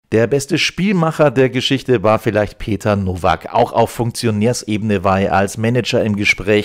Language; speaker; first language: German; native; German